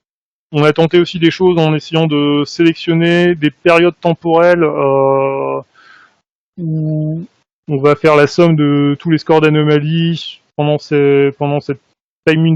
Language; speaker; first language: French; native; French